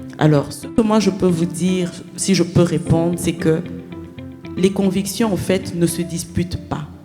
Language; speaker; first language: French; non-native, local second language; Lingala